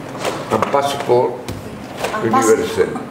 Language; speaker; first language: French; non-native, fluent; Spanish